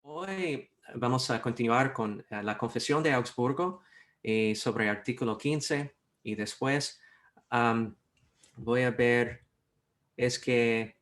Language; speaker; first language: Spanish; non-native, fluent; English